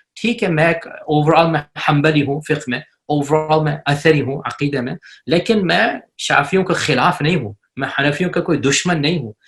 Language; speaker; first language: Urdu; early bilingual, heritage; Urdu